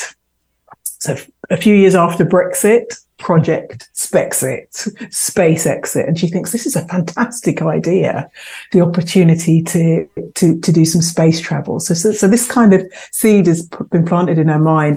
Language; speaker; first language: English; native; English